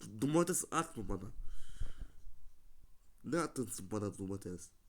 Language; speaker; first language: Turkish; non-native, learner; Russian